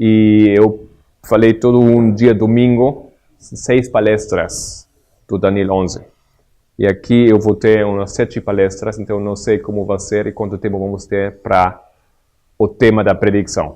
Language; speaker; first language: Portuguese; non-native, fluent; Spanish